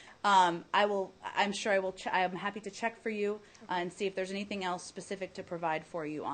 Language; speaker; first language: English; native; English